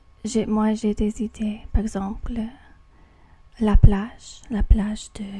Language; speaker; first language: French; non-native, learner; English